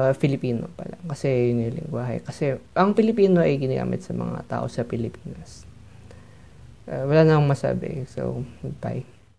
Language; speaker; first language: Filipino; native; Filipino